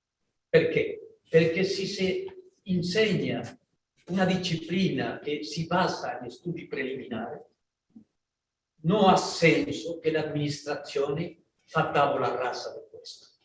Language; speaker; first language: Italian; non-native, learner; Spanish